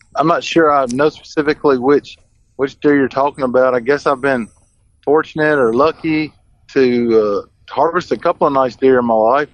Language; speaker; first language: English; native; English